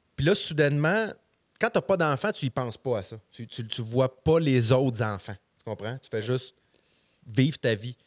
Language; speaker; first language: French; native; French